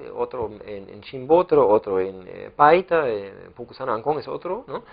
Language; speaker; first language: Spanish; non-native, fluent; German